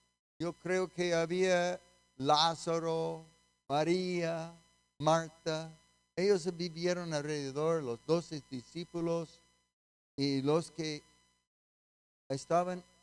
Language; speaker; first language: Spanish; non-native, fluent; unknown